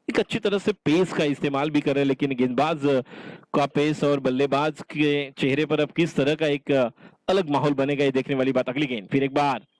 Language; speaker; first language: Hindi; non-native, local second language; Marathi